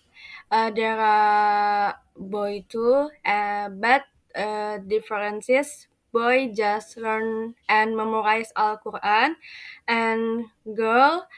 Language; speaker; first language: English; non-native, learner; Indonesian